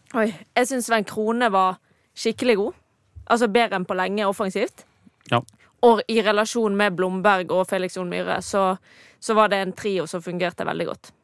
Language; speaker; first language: Norwegian; native; Norwegian